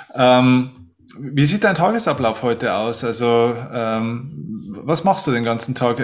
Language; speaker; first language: German; native; German